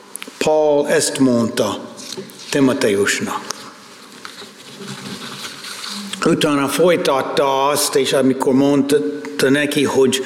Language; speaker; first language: Hungarian; non-native, fluent; English